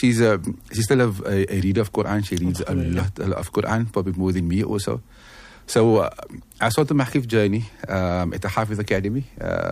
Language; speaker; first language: English; non-native, local second language; Afrikaans